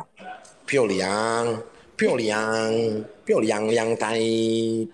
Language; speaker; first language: Chinese; non-native, learner; Indonesian